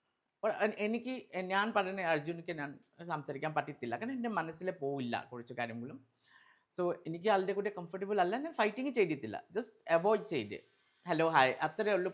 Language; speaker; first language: Malayalam; non-native, local second language; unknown